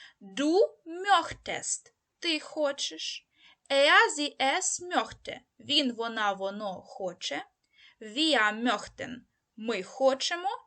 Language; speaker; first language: German; non-native, fluent; Ukrainian